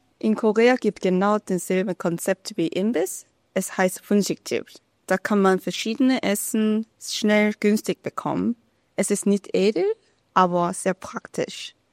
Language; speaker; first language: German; non-native, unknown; Korean